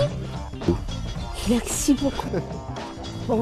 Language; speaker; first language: French; non-native, fluent; Chinese